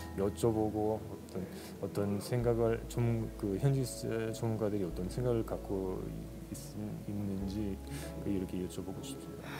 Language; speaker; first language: Korean; non-native, fluent; Russian